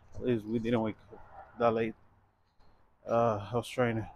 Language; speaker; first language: English; non-native, fluent; Spanish